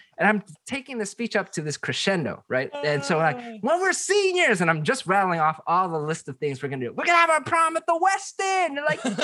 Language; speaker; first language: English; native; English